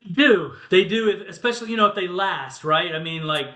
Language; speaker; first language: English; native; English